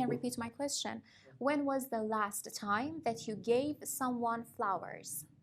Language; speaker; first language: English; non-native, fluent; Persian